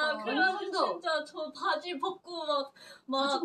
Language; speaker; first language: Korean; early bilingual, heritage; Korean